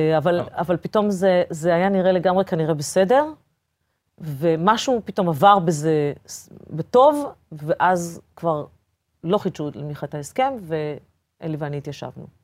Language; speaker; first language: Hebrew; early bilingual, other home language; Portuguese